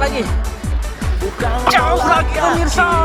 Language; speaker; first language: Indonesian; native; Indonesian